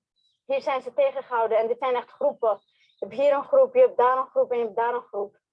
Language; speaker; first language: Dutch; early bilingual, other home language; Kurdish